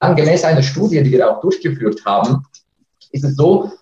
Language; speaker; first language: German; native; German